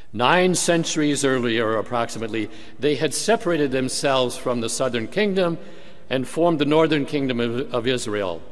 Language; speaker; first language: English; native; English